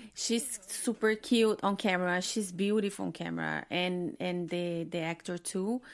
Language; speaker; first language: English; non-native, fluent; Portuguese